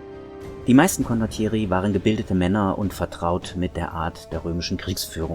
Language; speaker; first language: German; native; German